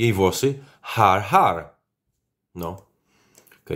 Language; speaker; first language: Dutch; non-native, fluent; Polish